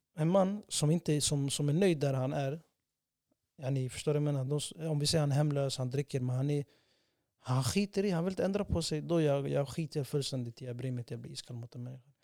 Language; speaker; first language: Swedish; early bilingual, other home language; English